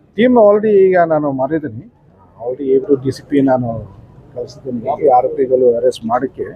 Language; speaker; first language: Kannada; non-native, local second language; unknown